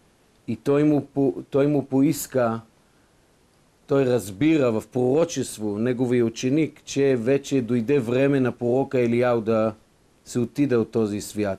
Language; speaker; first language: Bulgarian; non-native, fluent; Hebrew